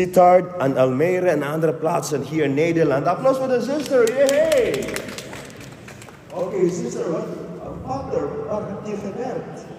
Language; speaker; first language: Dutch; non-native, learner; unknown